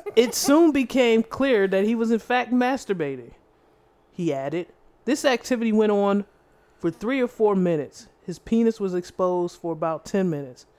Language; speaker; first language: English; native; English